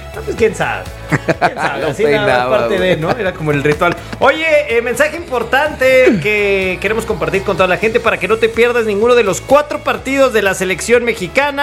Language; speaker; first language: Spanish; native; Spanish